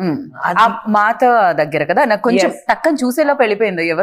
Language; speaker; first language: Telugu; native; Telugu